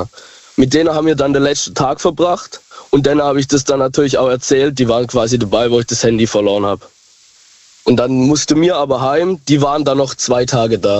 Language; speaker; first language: German; native; German